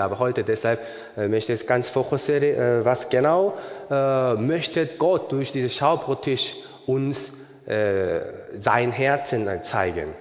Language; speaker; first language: German; non-native, learner; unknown